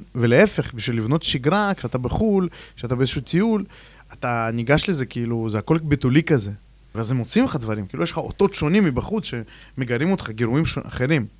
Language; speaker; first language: Hebrew; non-native, fluent; Russian